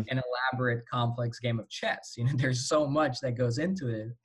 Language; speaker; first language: English; non-native, fluent; Slovak